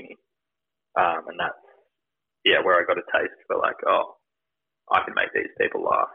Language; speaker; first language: English; native; English